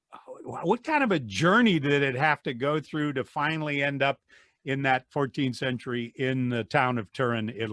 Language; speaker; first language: English; native; English